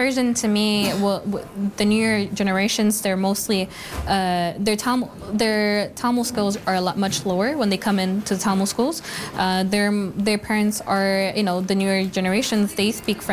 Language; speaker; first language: English; native; English